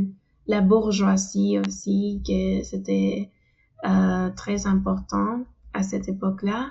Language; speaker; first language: French; non-native, fluent; Spanish